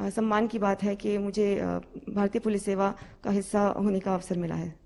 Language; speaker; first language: Hindi; native; Hindi